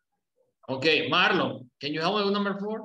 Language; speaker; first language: English; non-native, fluent; Spanish